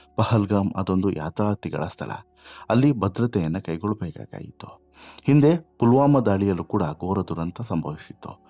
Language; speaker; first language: Kannada; native; Kannada